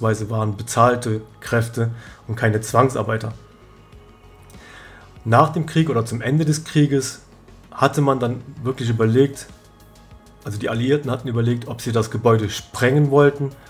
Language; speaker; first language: German; native; German